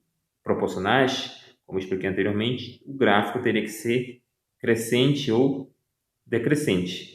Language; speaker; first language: Portuguese; native; Portuguese